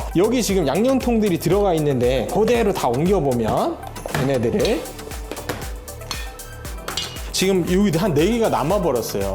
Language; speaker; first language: Korean; native; Korean